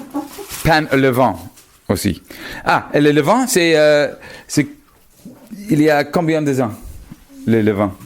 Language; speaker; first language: French; non-native, learner; English